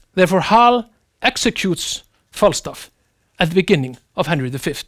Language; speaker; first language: English; non-native, fluent; Icelandic